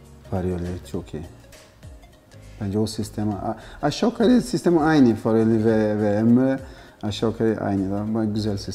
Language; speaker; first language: Turkish; non-native, learner; Portuguese